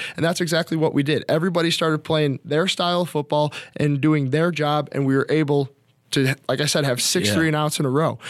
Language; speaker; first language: English; native; English